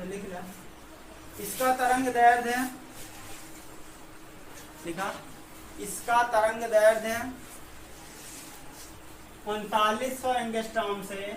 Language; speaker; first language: Hindi; native; Hindi